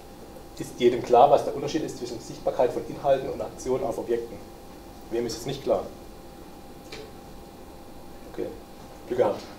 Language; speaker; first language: German; native; German